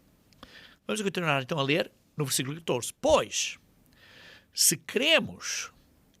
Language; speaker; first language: Portuguese; native; Portuguese